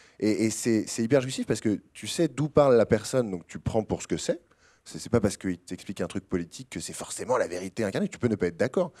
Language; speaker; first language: French; native; French